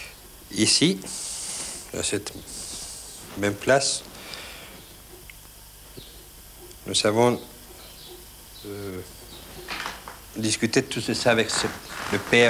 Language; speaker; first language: French; non-native, fluent; Spanish